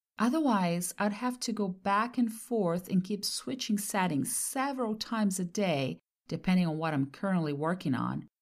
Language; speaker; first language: English; non-native, fluent; Portuguese